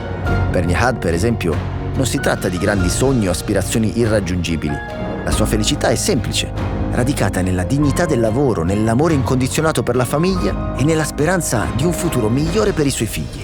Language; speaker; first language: Italian; native; Italian